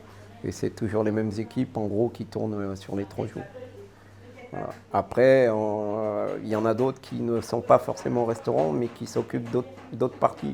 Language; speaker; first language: French; native; French